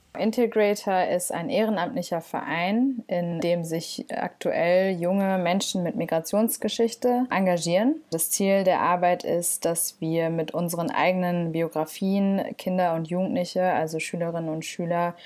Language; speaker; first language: German; early bilingual, other home language; Turkish